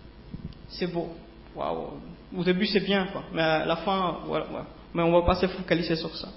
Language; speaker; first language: French; native; French